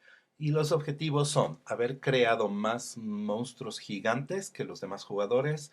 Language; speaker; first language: Spanish; native; Spanish